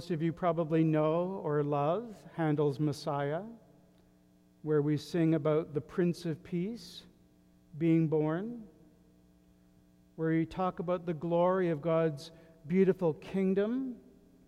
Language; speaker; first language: English; native; English